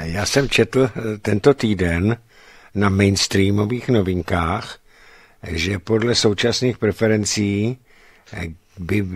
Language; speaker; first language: Czech; native; Czech